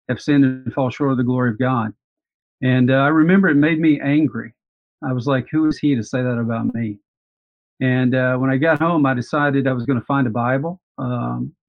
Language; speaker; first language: English; native; English